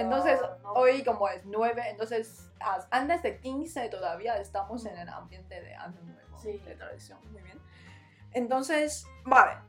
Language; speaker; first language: Spanish; non-native, learner; Chinese